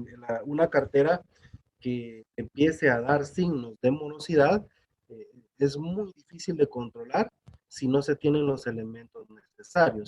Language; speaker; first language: Spanish; native; Spanish